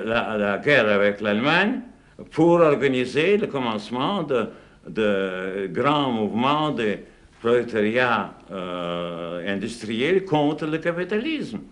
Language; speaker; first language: French; non-native, fluent; Russian